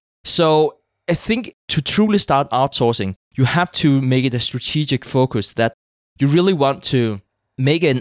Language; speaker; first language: English; non-native, fluent; Danish